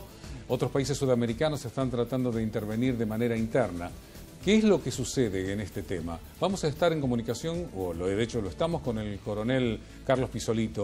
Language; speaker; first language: Spanish; native; Spanish